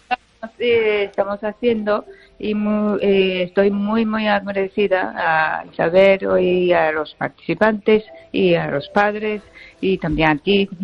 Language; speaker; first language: Spanish; non-native, fluent; Japanese